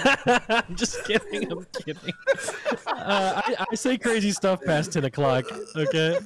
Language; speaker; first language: English; native; English